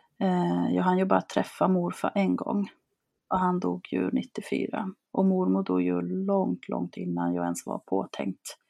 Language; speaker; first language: Swedish; early bilingual, other home language; Spanish